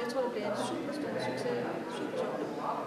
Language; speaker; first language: Danish; early bilingual, other home language; Tamil